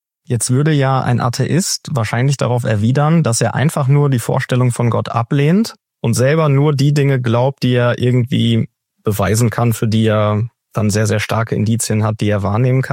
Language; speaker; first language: German; native; German